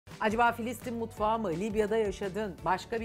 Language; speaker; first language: Turkish; native; Turkish